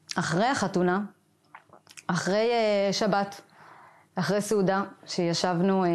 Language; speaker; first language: Hebrew; native; Hebrew